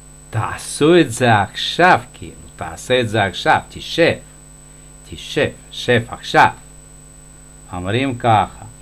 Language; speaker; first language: Hebrew; non-native, fluent; Russian